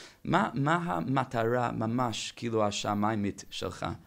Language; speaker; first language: Hebrew; non-native, fluent; English